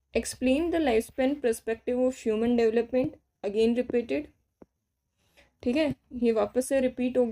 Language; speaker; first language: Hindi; native; Hindi